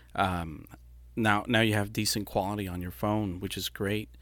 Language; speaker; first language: English; early bilingual, other home language; Spanish